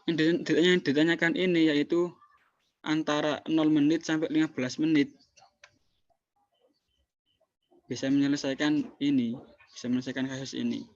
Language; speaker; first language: Indonesian; native; Indonesian